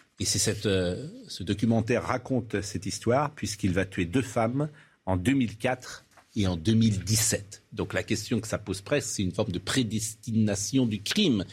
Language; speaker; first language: French; native; French